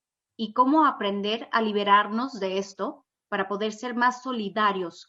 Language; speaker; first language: Spanish; native; Spanish